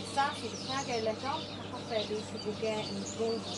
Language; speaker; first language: French; non-native, learner; English